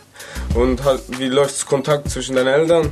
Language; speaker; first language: German; native; German